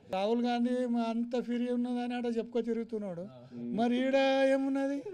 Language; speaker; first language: Telugu; native; Telugu